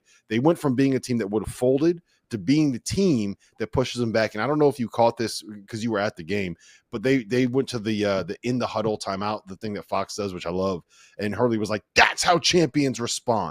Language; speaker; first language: English; native; English